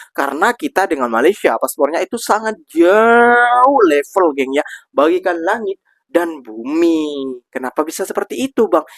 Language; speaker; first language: Indonesian; native; Indonesian